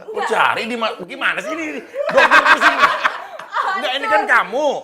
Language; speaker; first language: Indonesian; native; Indonesian